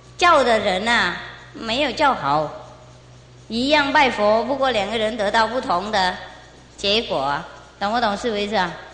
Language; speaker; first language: Chinese; non-native, fluent; Vietnamese